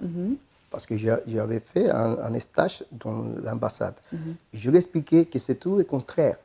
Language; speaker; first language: French; non-native, fluent; Spanish